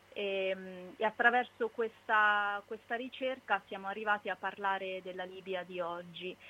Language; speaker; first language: Italian; native; Italian